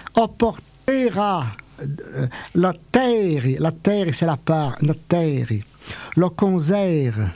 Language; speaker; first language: French; native; French